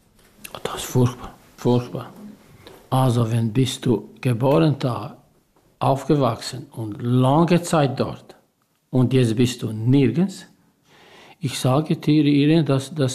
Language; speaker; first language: German; non-native, learner; Albanian